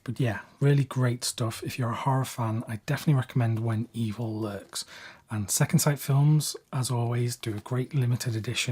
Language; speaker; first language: English; native; English